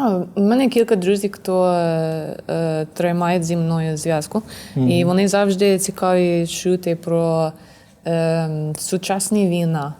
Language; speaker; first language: Ukrainian; non-native, learner; English